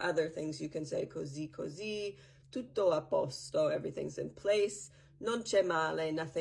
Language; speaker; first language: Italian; non-native, fluent; English